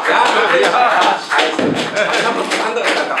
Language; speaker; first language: German; non-native, fluent; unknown